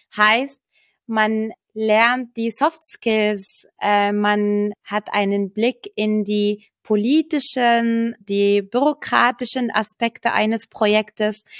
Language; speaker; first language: German; non-native, fluent; Arabic